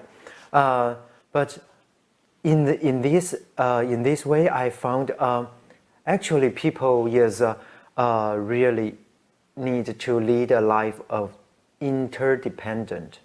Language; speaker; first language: English; non-native, learner; Chinese